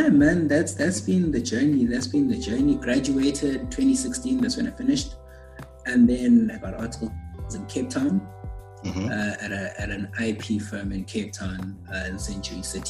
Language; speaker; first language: English; non-native, local second language; North Ndebele